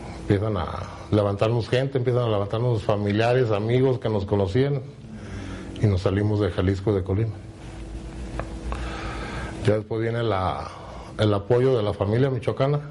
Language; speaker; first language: Spanish; native; Spanish